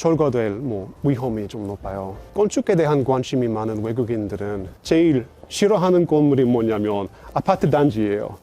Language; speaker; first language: Korean; non-native, fluent; English